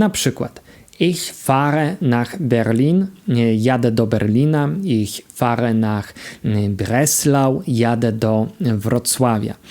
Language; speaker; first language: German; non-native, fluent; Polish